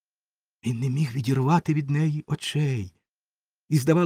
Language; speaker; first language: Ukrainian; native; Ukrainian